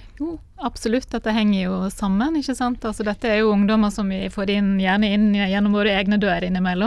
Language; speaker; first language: Norwegian; native; Norwegian